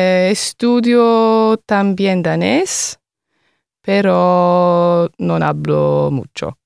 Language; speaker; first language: Spanish; non-native, learner; English